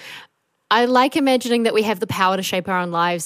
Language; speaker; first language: English; native; English